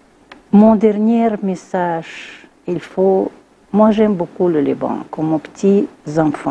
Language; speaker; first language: French; non-native, learner; Russian